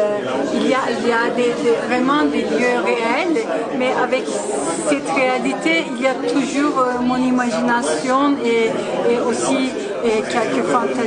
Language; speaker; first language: French; non-native, fluent; Turkish